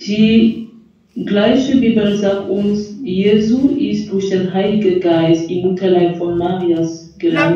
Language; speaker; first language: German; non-native, fluent; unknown